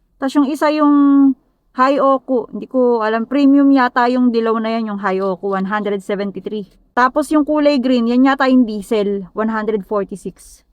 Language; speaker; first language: Filipino; native; Filipino